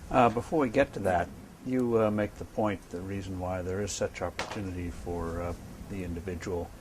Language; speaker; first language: English; native; English